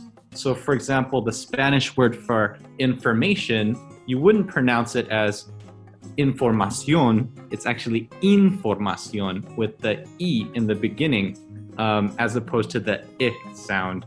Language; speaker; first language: English; early bilingual, other home language; Chinese